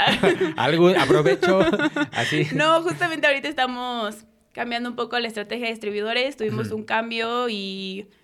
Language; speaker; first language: Spanish; native; Spanish